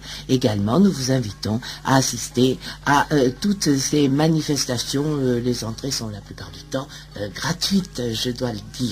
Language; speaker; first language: French; native; French